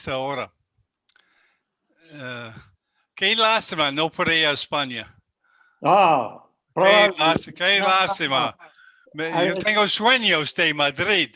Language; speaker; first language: Spanish; non-native, learner; English